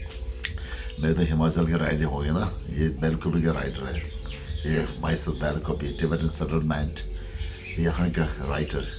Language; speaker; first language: Hindi; non-native, local second language; Tibetan